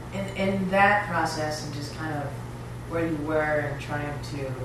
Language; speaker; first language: English; native; English